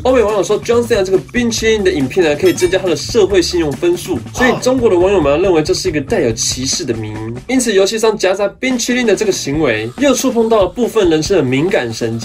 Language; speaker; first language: Chinese; native; Chinese